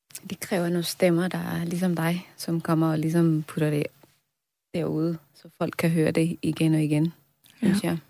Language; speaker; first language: Danish; non-native, fluent; Swahili